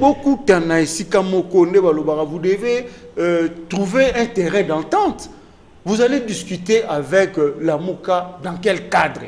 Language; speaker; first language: French; non-native, local second language; Lingala